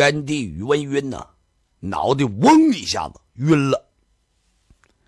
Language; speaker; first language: Chinese; native; Chinese